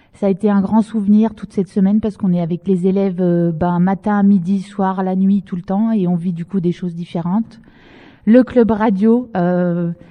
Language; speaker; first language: French; native; French